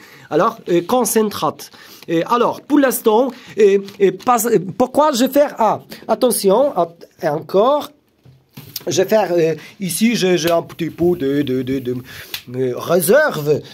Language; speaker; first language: French; non-native, learner; Polish